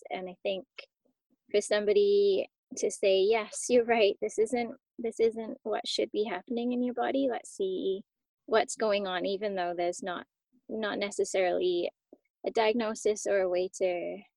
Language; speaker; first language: English; native; English